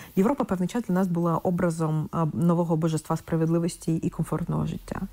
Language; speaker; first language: Ukrainian; non-native, local second language; Russian